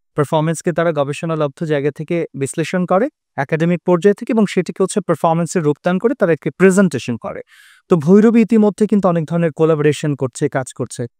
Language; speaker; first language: Bangla; native; Bangla